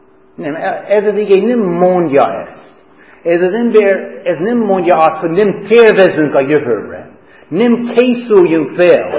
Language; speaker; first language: Hungarian; non-native, fluent; English